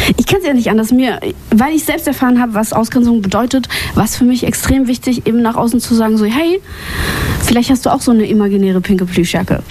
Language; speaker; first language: German; early bilingual, other home language; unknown